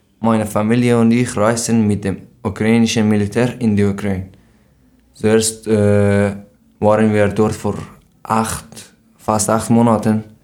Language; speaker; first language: German; non-native, learner; Persian